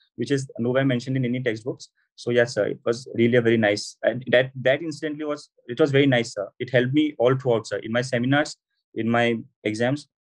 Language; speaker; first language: English; non-native, local second language; Assamese